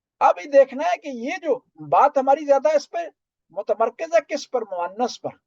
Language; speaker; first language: Urdu; non-native, local second language; Punjabi